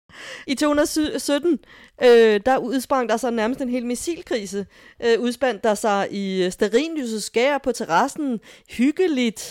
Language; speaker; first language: Danish; native; Danish